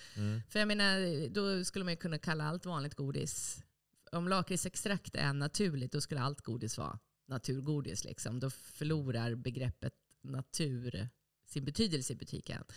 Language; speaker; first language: Swedish; native; Swedish